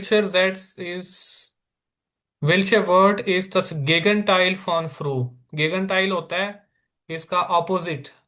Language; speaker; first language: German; non-native, learner; Urdu